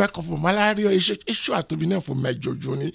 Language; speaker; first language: Hungarian; non-native, fluent; Yoruba